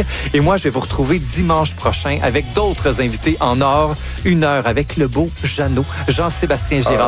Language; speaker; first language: French; native; French